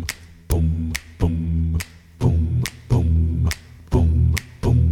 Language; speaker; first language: Basque; non-native, local second language; French